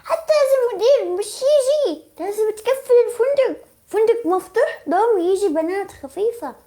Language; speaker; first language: Arabic; non-native, learner; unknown